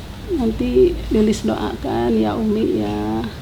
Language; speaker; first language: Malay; non-native, local second language; Sundanese